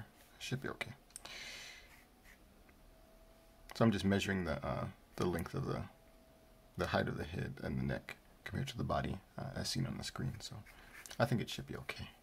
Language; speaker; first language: English; native; English